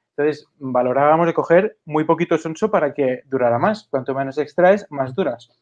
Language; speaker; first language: Spanish; non-native, local second language; Catalan